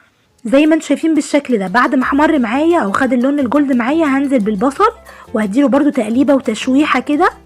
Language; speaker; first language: Arabic; native; Arabic